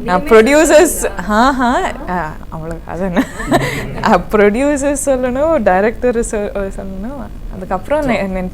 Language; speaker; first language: Tamil; non-native, learner; Kodava